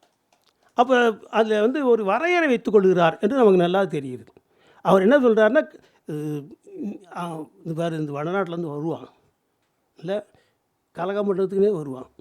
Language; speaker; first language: Tamil; native; Tamil